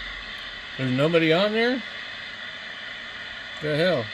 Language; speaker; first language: English; native; English